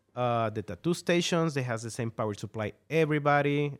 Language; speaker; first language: English; non-native, fluent; Spanish